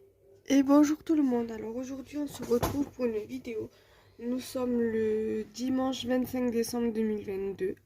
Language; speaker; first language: French; native; French